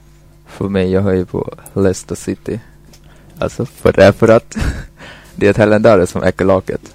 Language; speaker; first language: Swedish; non-native, fluent; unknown